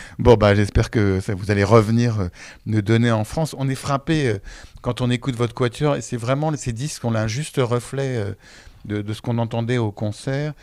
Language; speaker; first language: French; native; French